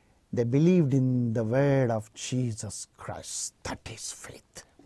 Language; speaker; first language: English; non-native, local second language; Telugu